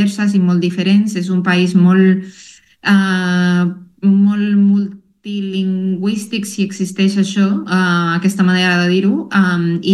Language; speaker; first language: Catalan; non-native, fluent; Spanish